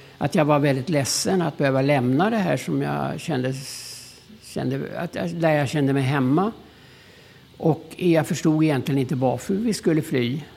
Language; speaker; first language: Swedish; early bilingual, other home language; German